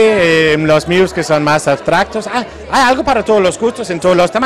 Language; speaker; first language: Spanish; non-native, learner; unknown